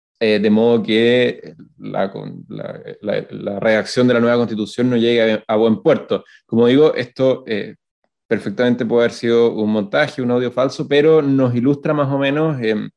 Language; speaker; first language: Spanish; native; Spanish